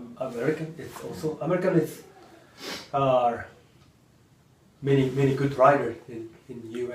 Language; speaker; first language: English; non-native, learner; Japanese